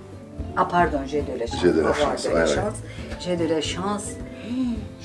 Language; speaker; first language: French; non-native, learner; Turkish